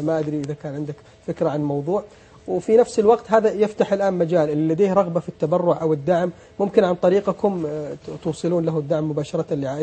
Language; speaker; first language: Arabic; native; Arabic